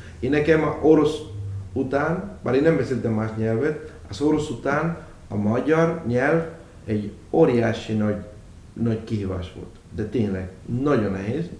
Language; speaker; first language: Hungarian; non-native, fluent; Spanish